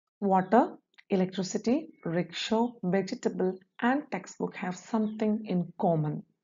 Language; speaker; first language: English; non-native, local second language; Malayalam